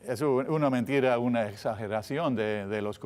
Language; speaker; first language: Spanish; non-native, fluent; English